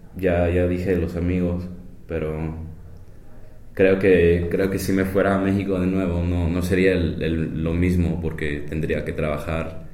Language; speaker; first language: Spanish; non-native, fluent; English